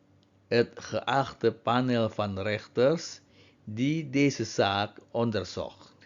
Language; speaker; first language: Dutch; non-native, fluent; Indonesian